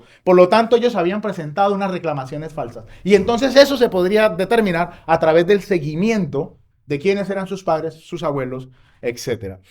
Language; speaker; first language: Spanish; native; Spanish